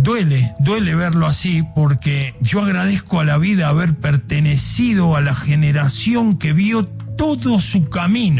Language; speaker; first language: Spanish; native; Spanish